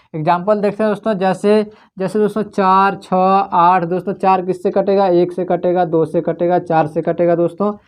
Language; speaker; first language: Hindi; native; Hindi